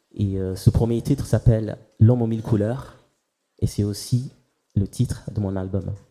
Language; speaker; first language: French; early bilingual, heritage; French